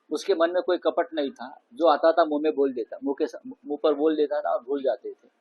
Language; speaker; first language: Hindi; non-native, local second language; Marathi